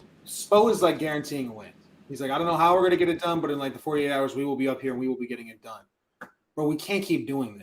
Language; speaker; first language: English; native; English